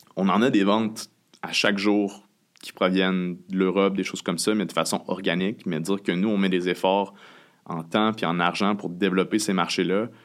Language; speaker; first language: French; native; French